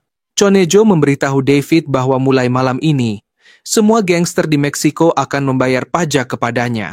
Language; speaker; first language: Indonesian; native; Indonesian